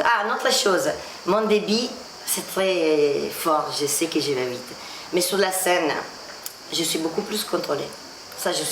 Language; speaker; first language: French; non-native, fluent; Italian